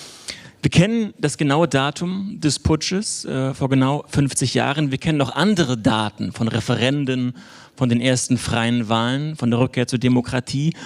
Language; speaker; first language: German; native; German